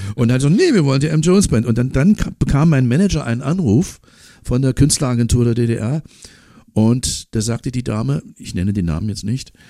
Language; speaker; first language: German; non-native, local second language; English